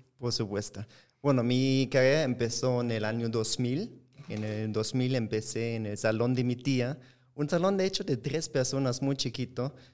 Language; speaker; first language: Spanish; non-native, fluent; German